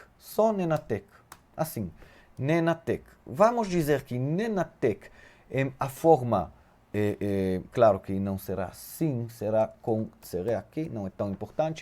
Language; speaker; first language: Portuguese; non-native, fluent; Hebrew